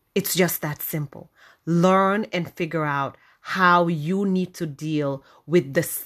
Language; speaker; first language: English; non-native, local second language; Wolof